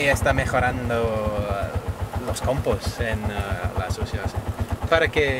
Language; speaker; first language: Spanish; non-native, learner; English